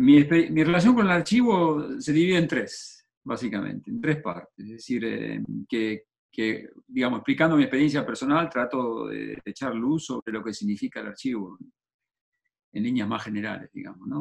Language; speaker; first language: Spanish; native; Spanish